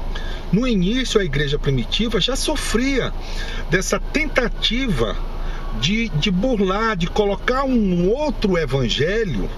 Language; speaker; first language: Portuguese; native; Portuguese